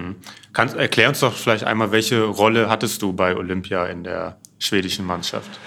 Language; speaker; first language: German; native; German